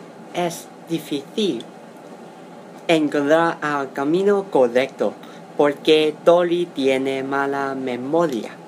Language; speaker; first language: Spanish; non-native, learner; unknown